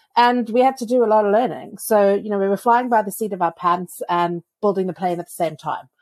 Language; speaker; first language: English; native; English